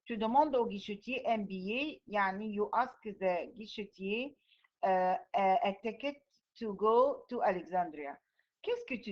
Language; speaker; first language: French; non-native, fluent; Arabic